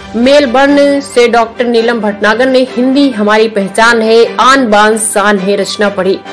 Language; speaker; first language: Hindi; native; Hindi